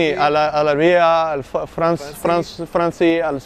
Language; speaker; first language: Arabic; non-native, learner; Dutch